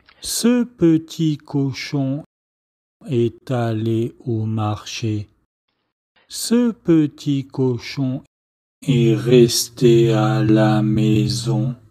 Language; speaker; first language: French; non-native, fluent; Chinese